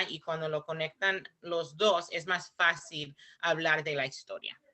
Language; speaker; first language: Spanish; early bilingual, heritage; Spanish